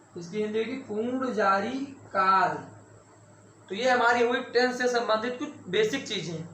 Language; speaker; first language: Hindi; native; Hindi